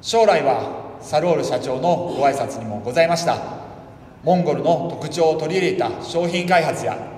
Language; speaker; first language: Japanese; native; Japanese